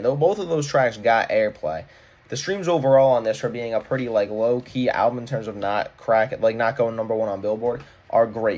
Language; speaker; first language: English; native; English